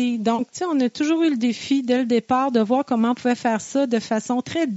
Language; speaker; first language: French; native; French